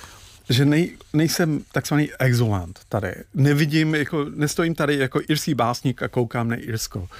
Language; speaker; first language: Czech; non-native, fluent; English